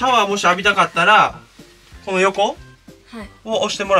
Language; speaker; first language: Japanese; native; Japanese